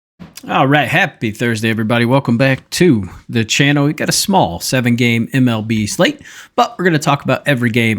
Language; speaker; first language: English; native; English